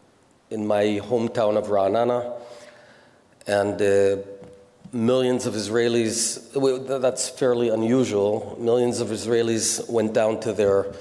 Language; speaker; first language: English; non-native, local second language; Hebrew